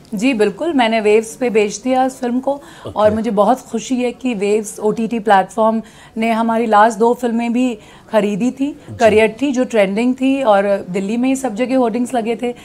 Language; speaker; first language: Hindi; native; Hindi